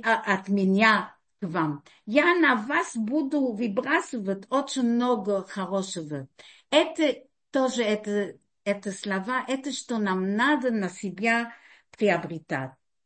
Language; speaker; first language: Russian; early bilingual, heritage; Russian